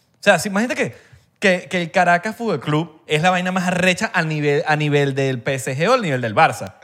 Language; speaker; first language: Spanish; early bilingual, heritage; Spanish